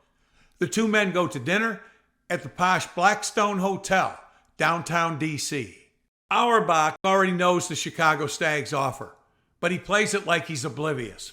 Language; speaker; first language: English; native; English